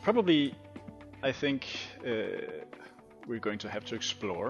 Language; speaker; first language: English; non-native, fluent; Danish